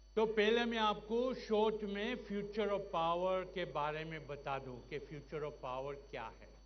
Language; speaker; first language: Hindi; non-native, fluent; Gujarati